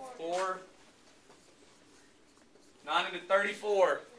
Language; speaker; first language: English; native; English